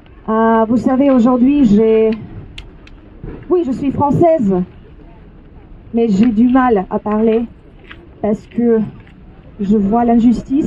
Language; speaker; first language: French; non-native, fluent; Russian